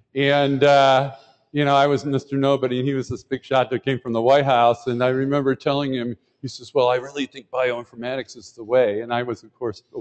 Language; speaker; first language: English; native; English